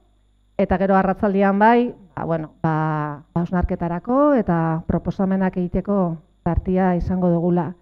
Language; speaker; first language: Basque; native; Basque